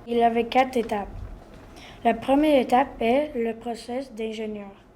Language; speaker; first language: French; non-native, local second language; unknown